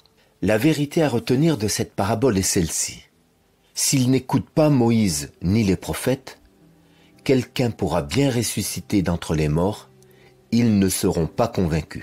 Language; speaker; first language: French; native; French